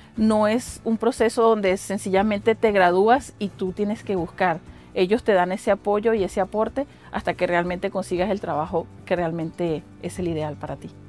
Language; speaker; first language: Spanish; native; Spanish